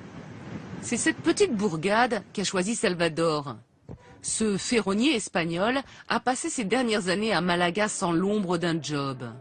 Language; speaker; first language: French; native; French